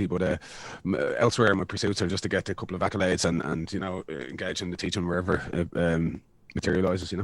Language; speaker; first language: English; native; English